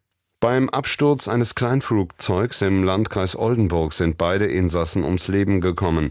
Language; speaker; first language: German; native; German